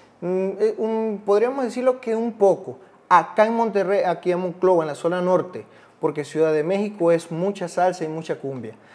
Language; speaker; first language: Spanish; native; Spanish